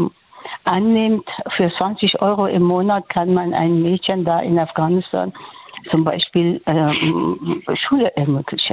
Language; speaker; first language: German; non-native, fluent; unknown